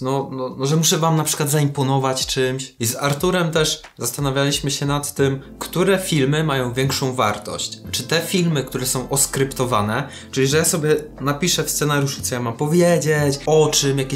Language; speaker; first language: Polish; native; Polish